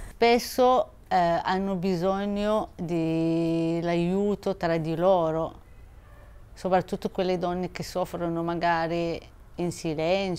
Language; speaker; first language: Italian; non-native, fluent; Arabic